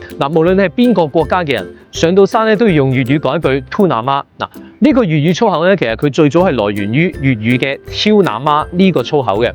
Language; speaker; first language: Cantonese; native; Cantonese